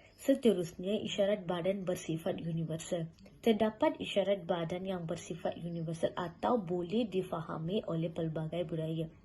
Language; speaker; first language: Malay; non-native, local second language; Tamil